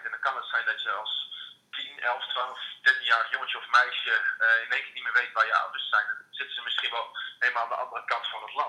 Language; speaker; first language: Dutch; native; Dutch